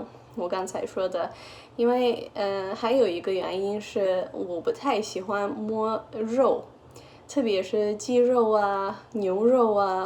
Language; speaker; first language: Chinese; early bilingual, heritage; Chinese